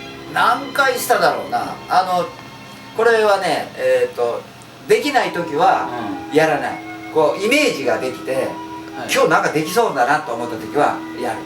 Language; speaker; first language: Japanese; native; Japanese